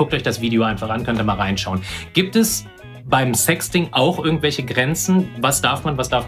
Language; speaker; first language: German; native; German